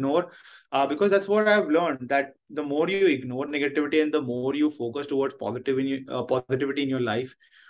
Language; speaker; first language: English; non-native, local second language; Hindi